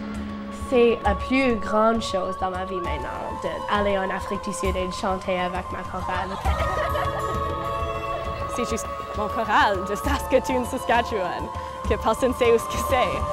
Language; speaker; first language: French; non-native, local second language; English